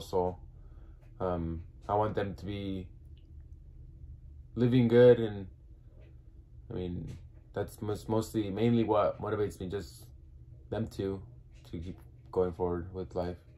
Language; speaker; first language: English; early bilingual, other home language; Spanish